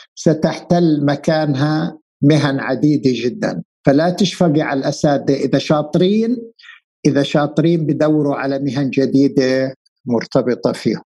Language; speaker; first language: Arabic; native; Arabic